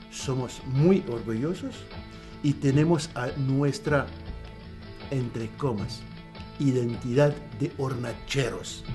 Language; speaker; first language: Spanish; non-native, fluent; Arabic